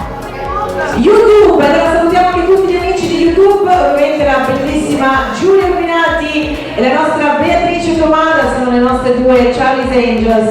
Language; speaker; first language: Italian; native; Italian